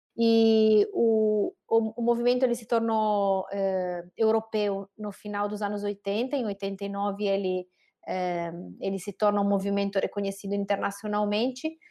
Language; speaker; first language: Portuguese; non-native, fluent; Italian